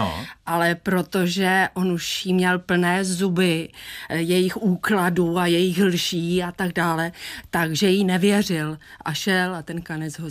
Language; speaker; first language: Czech; native; Czech